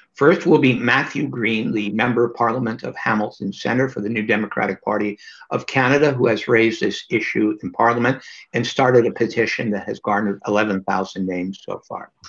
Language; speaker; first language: English; native; English